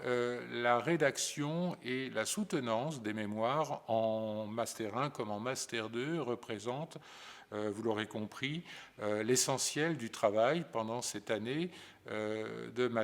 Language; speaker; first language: French; native; French